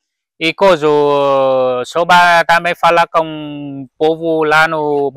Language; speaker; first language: Portuguese; non-native, learner; Vietnamese